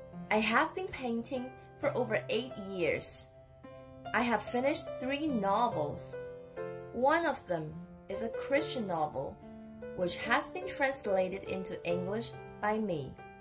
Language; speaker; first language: English; non-native, fluent; Chinese